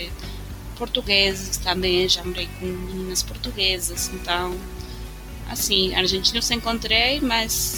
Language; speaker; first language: Portuguese; non-native, fluent; Spanish